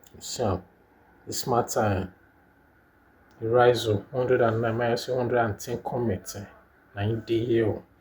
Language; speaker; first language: Nigerian Pidgin; non-native, local second language; Bini